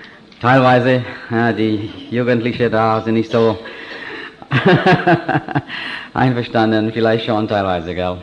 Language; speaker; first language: German; non-native, fluent; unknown